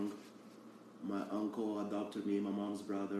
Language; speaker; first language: English; early bilingual, other home language; Portuguese